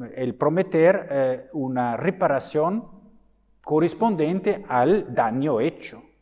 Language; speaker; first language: Spanish; non-native, fluent; German